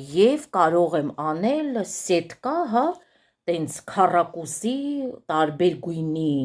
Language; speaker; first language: Armenian; early bilingual, heritage; Armenian